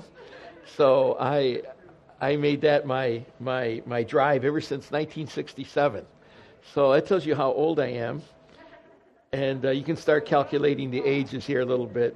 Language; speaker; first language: English; early bilingual, other home language; Spanish